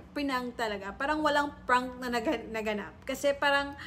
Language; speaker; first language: English; non-native, local second language; Cebuano